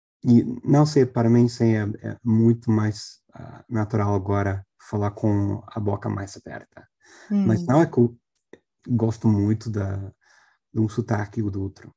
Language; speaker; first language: Portuguese; non-native, fluent; English